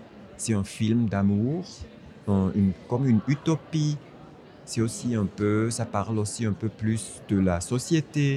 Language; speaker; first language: French; non-native, fluent; German